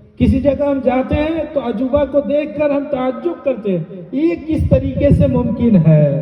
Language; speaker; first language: Urdu; non-native, local second language; Bangla